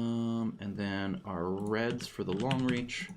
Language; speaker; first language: English; native; English